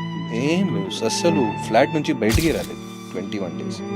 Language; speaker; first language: Telugu; non-native, fluent; Hindi